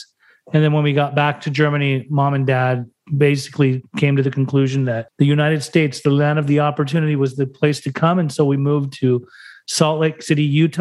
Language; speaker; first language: English; early bilingual, other home language; German